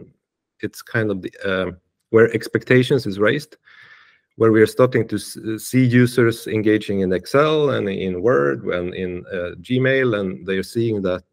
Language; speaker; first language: English; non-native, fluent; Swedish